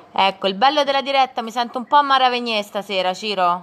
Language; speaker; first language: Italian; native; Italian